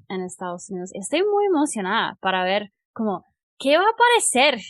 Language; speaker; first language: Spanish; non-native, fluent; English